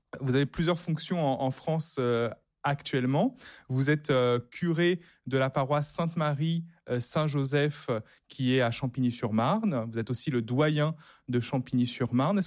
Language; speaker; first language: French; native; French